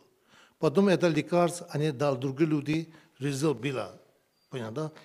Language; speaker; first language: Russian; non-native, learner; Tibetan